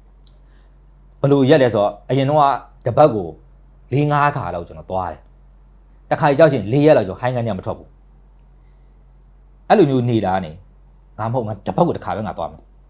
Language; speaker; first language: Burmese; native; Burmese